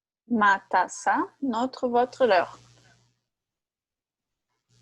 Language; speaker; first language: French; non-native, fluent; Portuguese